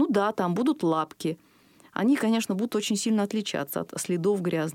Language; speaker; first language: Russian; native; Russian